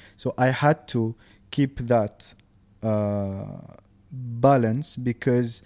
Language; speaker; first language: English; non-native, fluent; Arabic